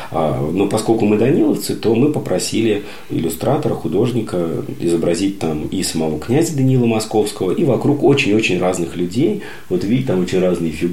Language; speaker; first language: Russian; native; Russian